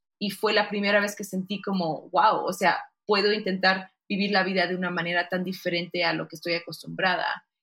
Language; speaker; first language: Spanish; early bilingual, heritage; Spanish